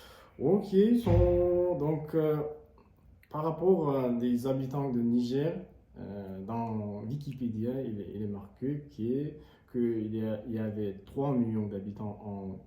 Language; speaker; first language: French; non-native, fluent; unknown